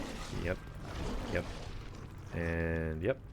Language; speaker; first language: English; native; English